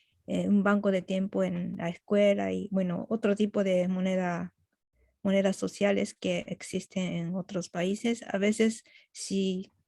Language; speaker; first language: Spanish; non-native, fluent; Japanese